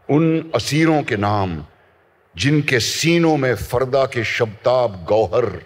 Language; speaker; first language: Hindi; native; Hindi